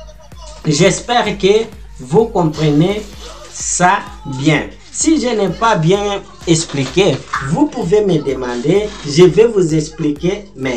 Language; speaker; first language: French; non-native, fluent; Portuguese